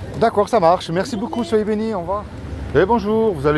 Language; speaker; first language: French; native; French